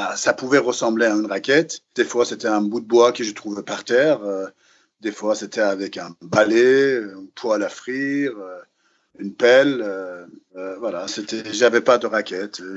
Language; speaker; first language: French; non-native, fluent; Persian